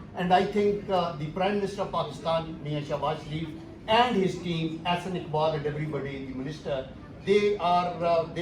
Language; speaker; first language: English; non-native, local second language; Urdu